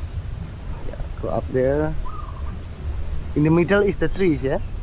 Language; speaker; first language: English; non-native, learner; Indonesian